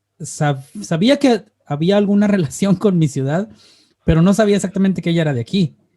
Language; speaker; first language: Spanish; native; Spanish